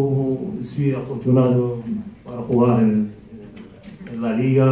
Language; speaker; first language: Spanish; non-native, fluent; Arabic